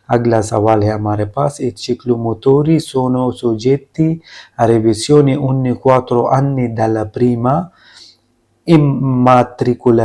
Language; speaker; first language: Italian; non-native, learner; Urdu